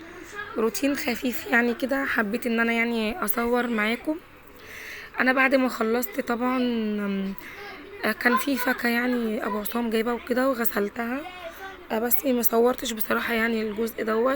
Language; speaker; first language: Arabic; native; Arabic